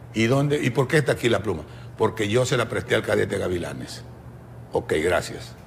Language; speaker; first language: Spanish; native; Spanish